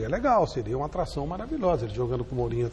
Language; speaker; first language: Portuguese; native; Portuguese